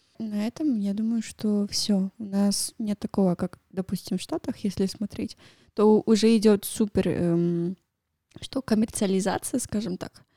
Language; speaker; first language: Russian; non-native, fluent; Spanish